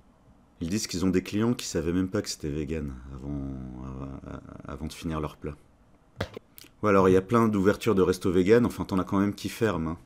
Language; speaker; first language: French; native; French